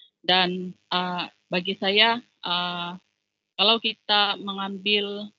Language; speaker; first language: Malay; non-native, local second language; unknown